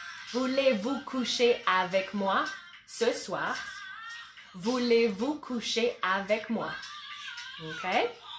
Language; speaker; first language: French; native; French